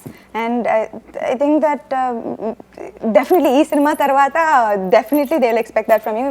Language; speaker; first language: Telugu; non-native, fluent; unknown